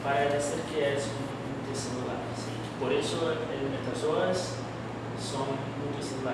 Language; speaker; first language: Spanish; non-native, fluent; Portuguese